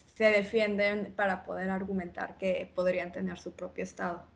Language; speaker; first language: Spanish; native; Spanish